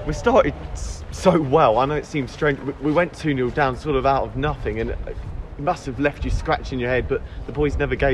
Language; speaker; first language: English; native; English